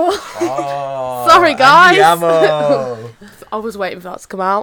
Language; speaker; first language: English; native; English